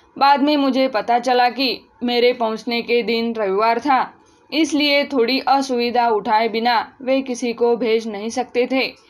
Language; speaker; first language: Hindi; non-native, local second language; Marathi